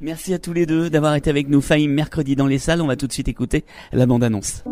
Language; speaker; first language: French; native; French